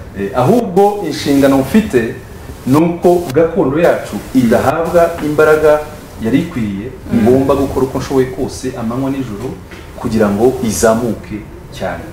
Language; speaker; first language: Kinyarwanda; early bilingual, heritage; Kinyarwanda